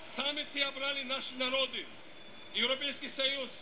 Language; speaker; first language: Ukrainian; non-native, fluent; Georgian